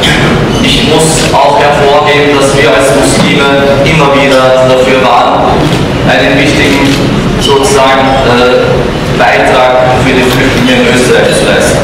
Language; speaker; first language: German; non-native, fluent; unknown